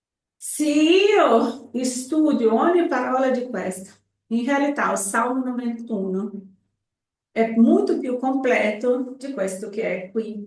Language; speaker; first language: Italian; non-native, fluent; Portuguese